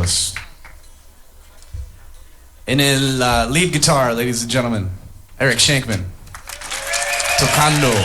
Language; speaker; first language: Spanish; non-native, learner; English